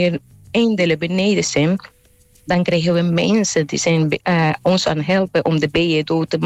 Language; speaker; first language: Dutch; non-native, local second language; Papiamento